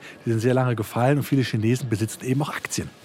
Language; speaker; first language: German; native; German